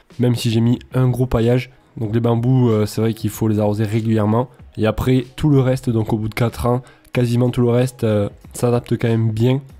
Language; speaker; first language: French; native; French